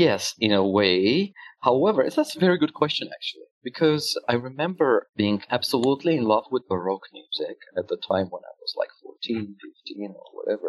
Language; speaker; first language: English; non-native, fluent; Russian